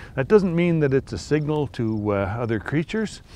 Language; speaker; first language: English; native; English